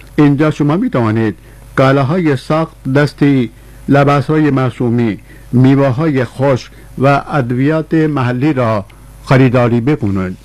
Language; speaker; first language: Persian; non-native, fluent; Urdu